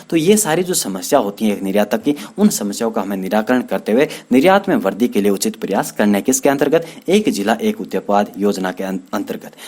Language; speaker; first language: Hindi; native; Hindi